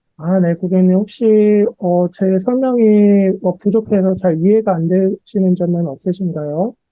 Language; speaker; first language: Korean; native; Korean